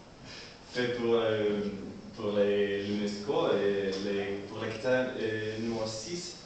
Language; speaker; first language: French; non-native, learner; Spanish